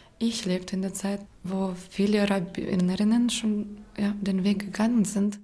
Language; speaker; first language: German; non-native, fluent; Russian